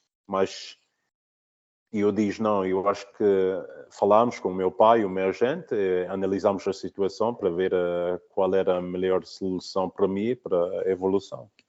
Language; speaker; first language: Portuguese; early bilingual, heritage; Portuguese